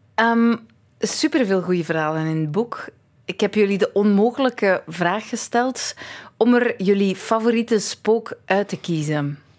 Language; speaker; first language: Dutch; native; Dutch